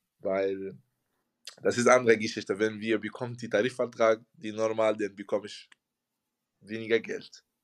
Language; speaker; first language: German; non-native, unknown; Arabic